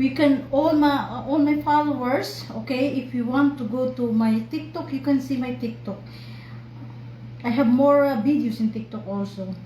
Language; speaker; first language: English; non-native, learner; Filipino